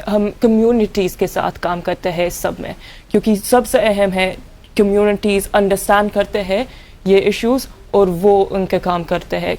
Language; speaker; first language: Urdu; early bilingual, heritage; Urdu